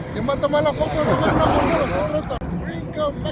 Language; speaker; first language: Spanish; non-native, learner; English